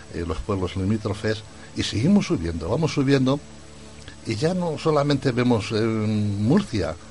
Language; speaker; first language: Spanish; native; Spanish